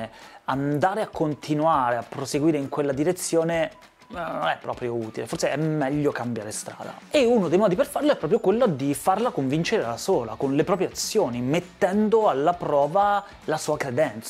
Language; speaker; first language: Italian; native; Italian